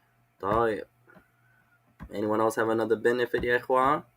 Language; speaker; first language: Arabic; non-native, fluent; English